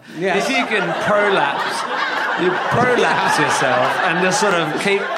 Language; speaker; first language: English; native; English